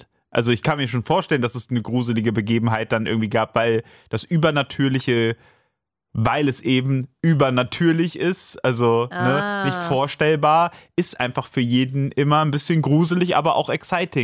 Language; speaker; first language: German; native; German